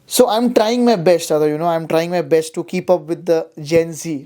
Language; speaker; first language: Hindi; non-native, local second language; Marathi